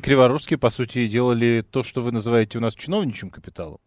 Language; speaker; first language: Russian; native; Russian